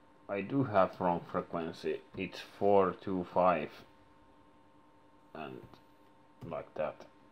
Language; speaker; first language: English; non-native, fluent; Finnish